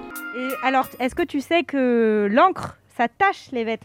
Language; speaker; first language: French; native; French